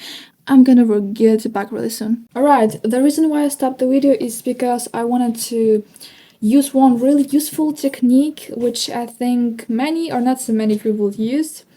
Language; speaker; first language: English; non-native, fluent; Ukrainian